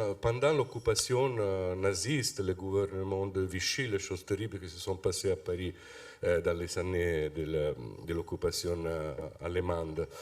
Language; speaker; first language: French; non-native, fluent; Italian